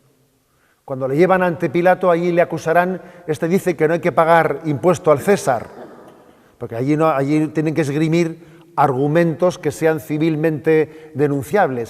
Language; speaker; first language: Spanish; native; Spanish